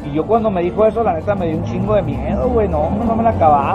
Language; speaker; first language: Spanish; native; Spanish